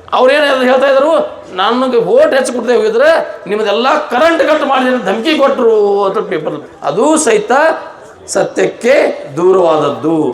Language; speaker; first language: Kannada; native; Kannada